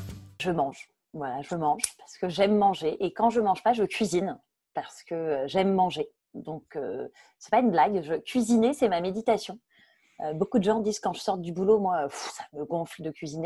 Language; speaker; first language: French; native; French